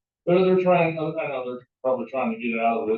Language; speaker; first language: English; native; English